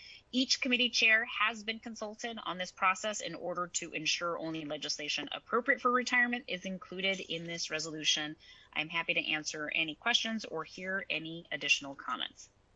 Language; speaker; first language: English; early bilingual, other home language; Spanish